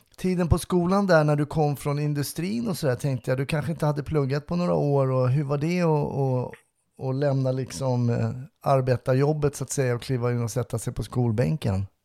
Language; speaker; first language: Swedish; native; Swedish